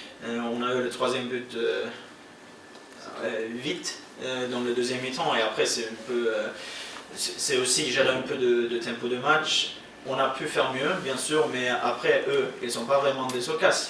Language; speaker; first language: French; non-native, fluent; Norwegian